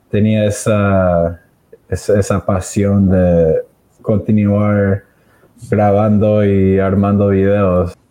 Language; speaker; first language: Spanish; early bilingual, other home language; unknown